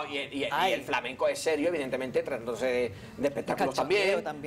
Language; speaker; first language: Spanish; native; Spanish